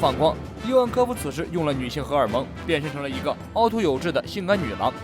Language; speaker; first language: Chinese; native; Chinese